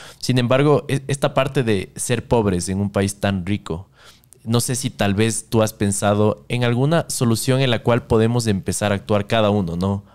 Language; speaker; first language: Spanish; native; Spanish